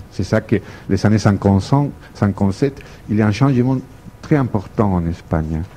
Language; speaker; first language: French; non-native, fluent; Spanish